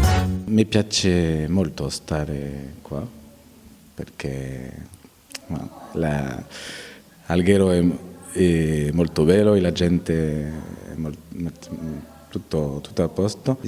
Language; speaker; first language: Italian; non-native, learner; French